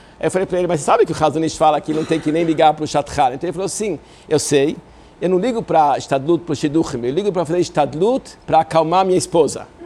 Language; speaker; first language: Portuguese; non-native, fluent; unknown